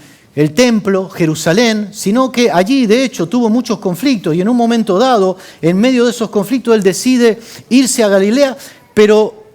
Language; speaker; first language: Spanish; native; Spanish